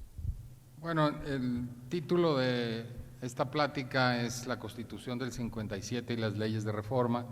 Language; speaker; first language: Spanish; native; Spanish